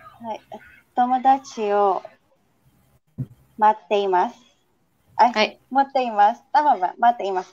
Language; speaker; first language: Japanese; non-native, learner; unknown